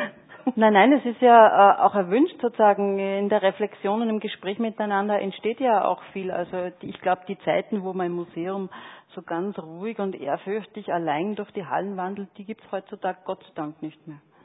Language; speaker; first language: German; native; German